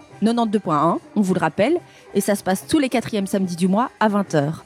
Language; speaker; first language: French; native; French